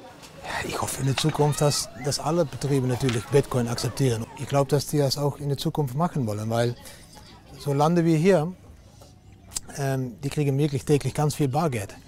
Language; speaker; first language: German; non-native, learner; Dutch